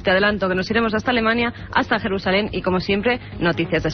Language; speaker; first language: Spanish; native; Spanish